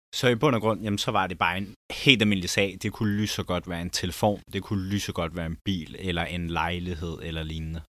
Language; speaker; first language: Danish; native; Danish